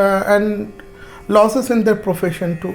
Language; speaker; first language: English; non-native, local second language; Hindi